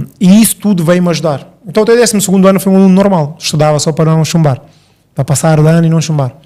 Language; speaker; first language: Portuguese; early bilingual, other home language; Upper Guinea Crioulo